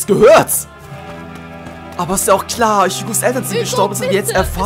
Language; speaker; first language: German; native; German